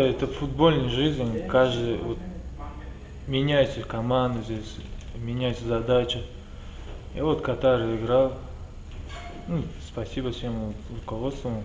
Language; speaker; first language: Russian; non-native, local second language; Uzbek